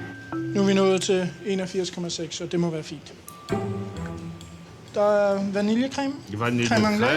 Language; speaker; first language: Danish; native; Danish